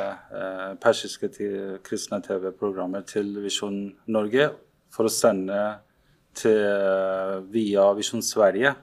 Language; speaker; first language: Norwegian; non-native, fluent; Persian